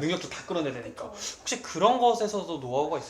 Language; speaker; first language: Korean; native; Korean